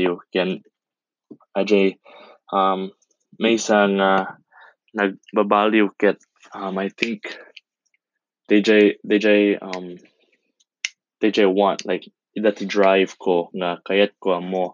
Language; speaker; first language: English; non-native, local second language; Iloko